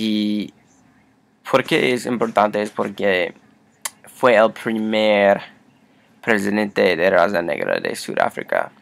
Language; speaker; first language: Spanish; non-native, learner; English